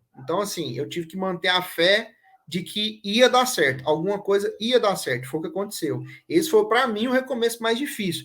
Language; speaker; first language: Portuguese; native; Portuguese